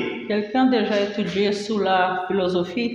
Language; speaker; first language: French; non-native, learner; Portuguese